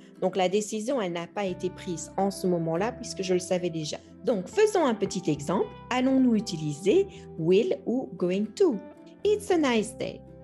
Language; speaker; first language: French; native; French